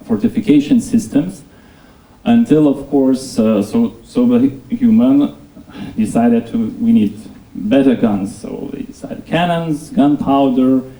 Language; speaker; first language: English; non-native, fluent; Lithuanian